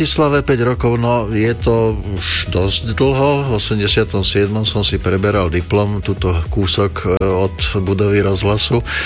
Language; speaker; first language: Slovak; native; Slovak